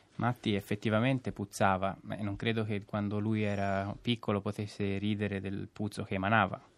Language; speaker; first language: Italian; native; Italian